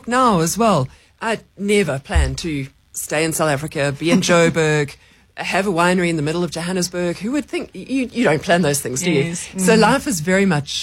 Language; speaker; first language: English; native; English